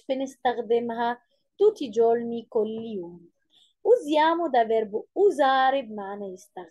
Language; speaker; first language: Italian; non-native, fluent; Arabic